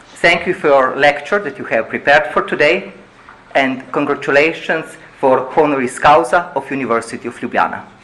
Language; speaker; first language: English; non-native, fluent; Slovenian